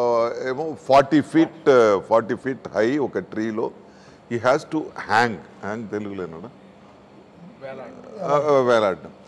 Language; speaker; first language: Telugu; non-native, fluent; Tamil